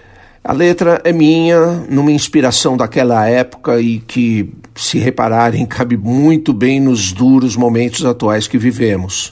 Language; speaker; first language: Portuguese; native; Portuguese